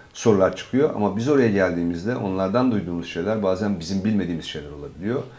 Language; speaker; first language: Turkish; native; Turkish